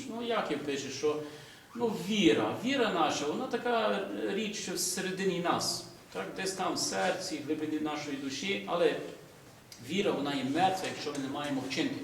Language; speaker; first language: Ukrainian; early bilingual, heritage; Ukrainian